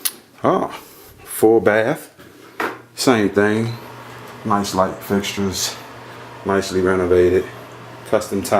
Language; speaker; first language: English; native; English